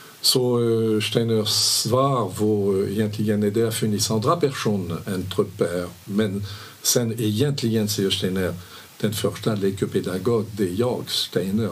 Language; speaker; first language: Swedish; non-native, fluent; French